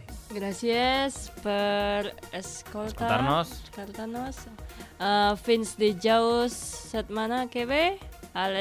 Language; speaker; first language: Catalan; non-native, learner; Indonesian